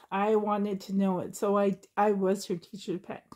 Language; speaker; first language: English; native; English